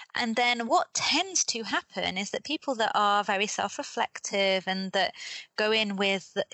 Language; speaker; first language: English; native; English